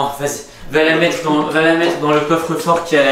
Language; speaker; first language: French; native; French